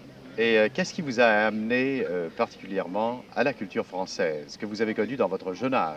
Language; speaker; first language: French; native; French